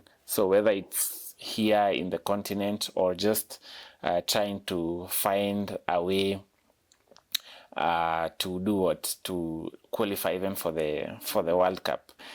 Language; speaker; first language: English; non-native, local second language; Swahili